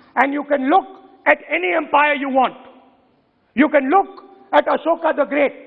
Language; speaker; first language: English; non-native, local second language; Hindi